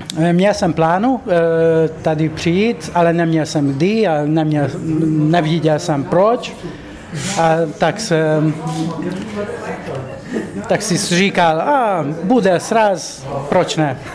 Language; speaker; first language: Czech; non-native, learner; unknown